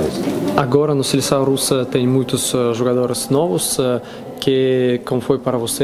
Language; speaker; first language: Portuguese; non-native, learner; Russian